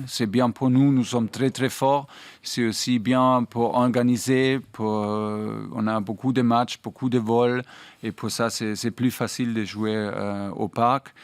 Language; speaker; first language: French; non-native, fluent; German